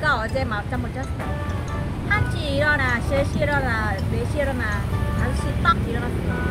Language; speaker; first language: Korean; non-native, learner; Vietnamese